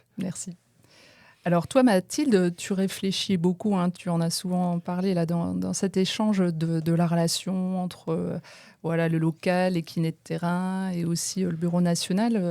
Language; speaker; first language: French; native; French